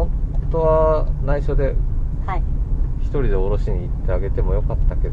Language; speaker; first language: Japanese; native; Japanese